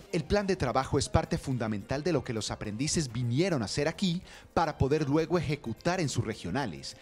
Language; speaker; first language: Spanish; native; Spanish